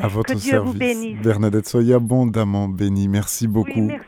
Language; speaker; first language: French; native; French